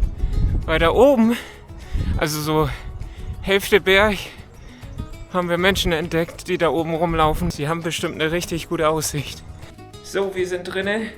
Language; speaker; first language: German; native; German